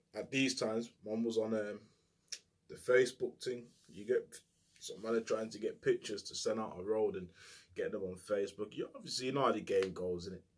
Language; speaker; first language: English; native; English